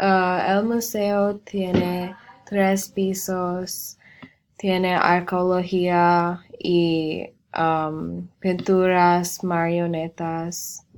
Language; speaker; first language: Spanish; non-native, learner; English